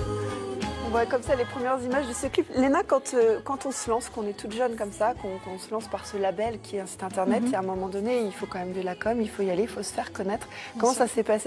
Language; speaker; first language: French; native; French